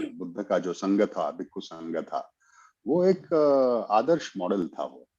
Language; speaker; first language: Hindi; non-native, local second language; Marathi